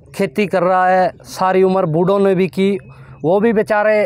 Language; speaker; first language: Hindi; native; Hindi